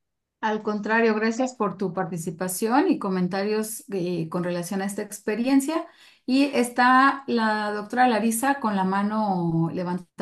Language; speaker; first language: Spanish; native; Spanish